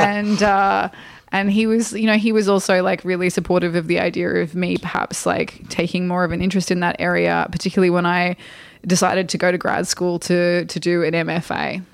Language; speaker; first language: English; native; English